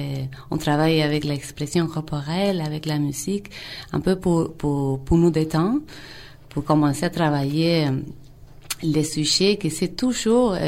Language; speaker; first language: French; non-native, fluent; Spanish